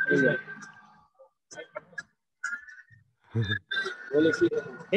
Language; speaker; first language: Chinese; non-native, learner; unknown